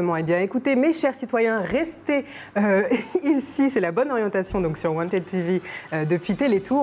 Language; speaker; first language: French; native; French